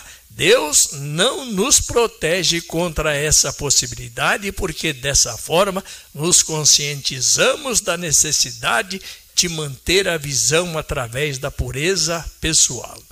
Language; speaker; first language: Portuguese; native; Portuguese